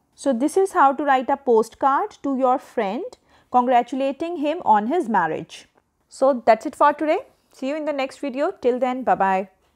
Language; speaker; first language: English; non-native, local second language; Hindi